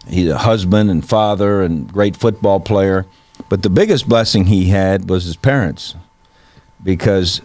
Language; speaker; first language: English; native; English